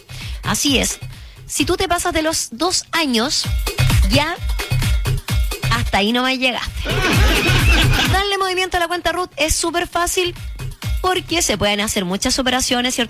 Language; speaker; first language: Spanish; native; Spanish